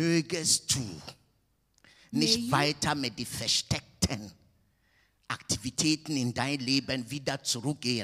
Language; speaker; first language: German; non-native, fluent; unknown